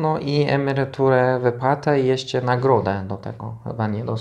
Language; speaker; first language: Polish; non-native, learner; Turkish